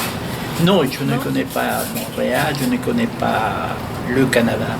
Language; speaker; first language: French; non-native, fluent; Spanish